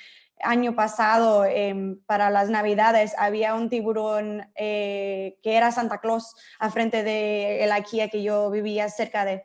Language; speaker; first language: Spanish; early bilingual, heritage; Spanish